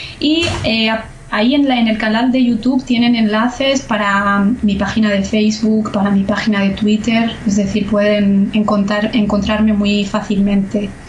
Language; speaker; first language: Spanish; native; Spanish